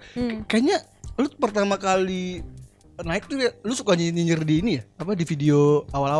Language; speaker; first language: Indonesian; native; Indonesian